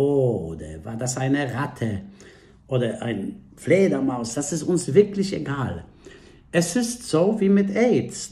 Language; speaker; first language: German; non-native, fluent; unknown